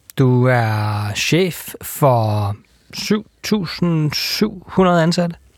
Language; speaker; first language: Danish; native; Danish